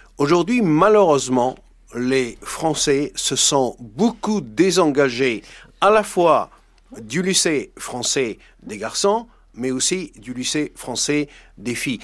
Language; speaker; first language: French; non-native, fluent; Persian